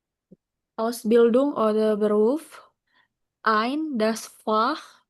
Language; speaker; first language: German; non-native, learner; Indonesian